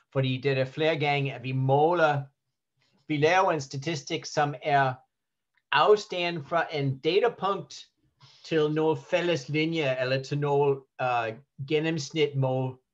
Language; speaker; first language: Danish; non-native, learner; English